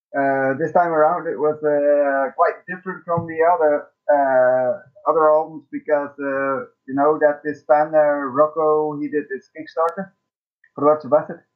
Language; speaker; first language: English; non-native, fluent; Dutch